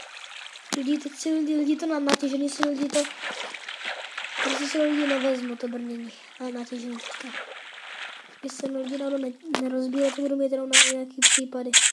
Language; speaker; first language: Czech; non-native, learner; Slovak